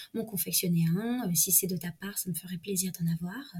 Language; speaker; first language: French; native; French